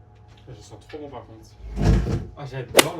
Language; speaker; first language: French; native; French